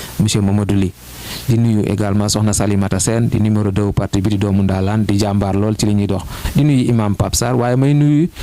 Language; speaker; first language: Wolof; native; Wolof